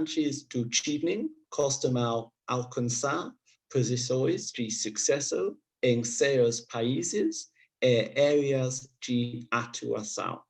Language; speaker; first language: Portuguese; non-native, learner; English